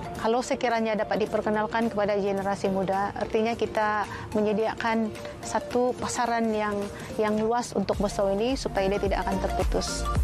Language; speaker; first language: Malay; non-native, local second language; Central Dusun